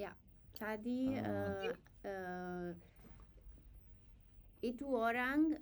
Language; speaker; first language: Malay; non-native, learner; English